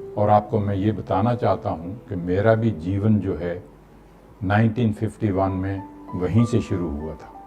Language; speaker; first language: Urdu; non-native, local second language; Punjabi